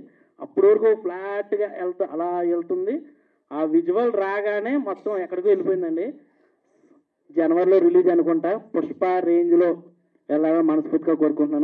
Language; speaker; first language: Telugu; native; Telugu